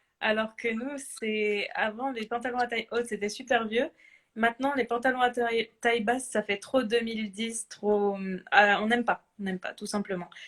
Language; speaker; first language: French; native; French